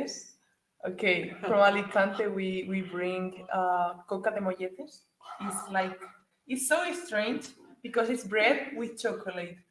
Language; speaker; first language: English; non-native, learner; Spanish